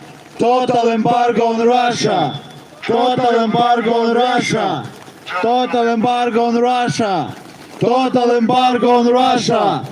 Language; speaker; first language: English; non-native, learner; Ukrainian